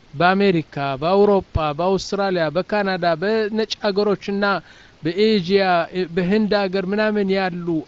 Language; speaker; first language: Amharic; native; Amharic